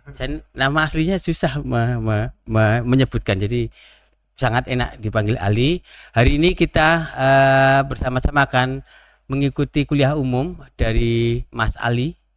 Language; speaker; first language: Indonesian; native; Indonesian